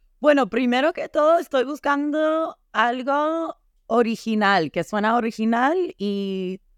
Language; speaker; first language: Spanish; non-native, fluent; English